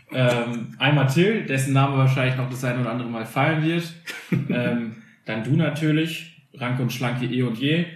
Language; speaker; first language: German; early bilingual, other home language; Albanian